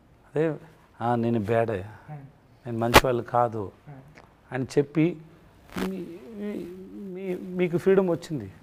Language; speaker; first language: Telugu; non-native, learner; Tamil